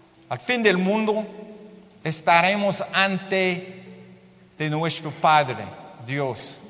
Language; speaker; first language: Spanish; non-native, learner; English